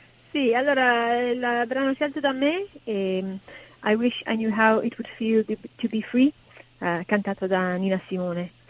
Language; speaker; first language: Italian; non-native, fluent; English